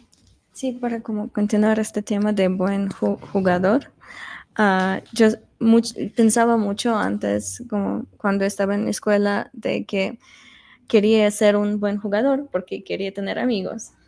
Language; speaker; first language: Spanish; non-native, fluent; Russian